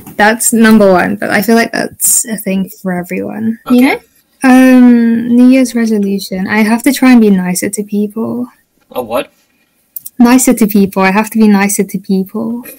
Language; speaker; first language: English; native; English